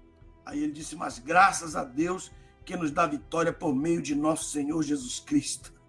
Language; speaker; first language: Portuguese; native; Portuguese